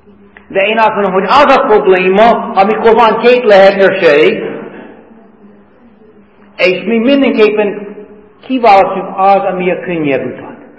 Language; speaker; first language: Hungarian; non-native, fluent; English